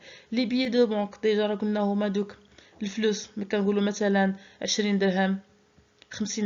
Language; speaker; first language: French; non-native, local second language; Arabic